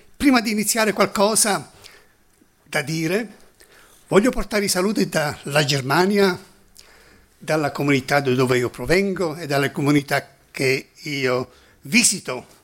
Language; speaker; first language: Italian; non-native, fluent; German